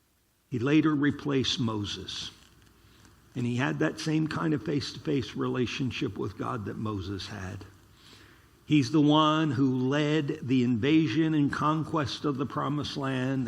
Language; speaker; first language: English; native; English